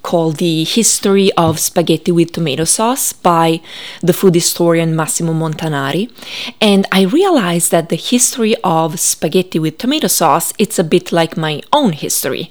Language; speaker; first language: English; non-native, fluent; Italian